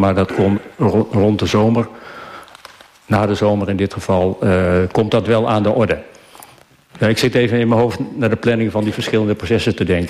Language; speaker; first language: Dutch; native; Dutch